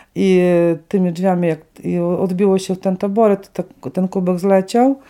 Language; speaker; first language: Polish; non-native, fluent; Ukrainian